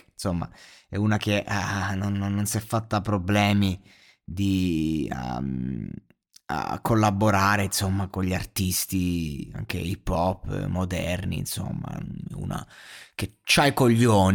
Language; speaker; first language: Italian; native; Italian